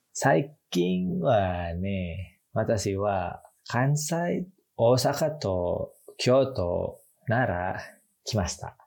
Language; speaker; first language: Japanese; non-native, learner; Indonesian